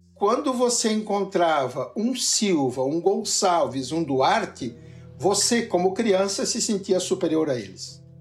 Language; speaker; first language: Portuguese; native; Portuguese